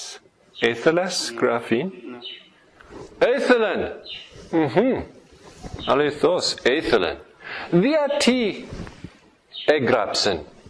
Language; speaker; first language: Greek; non-native, fluent; English